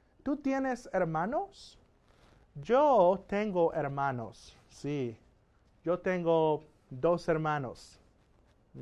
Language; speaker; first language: Spanish; non-native, fluent; English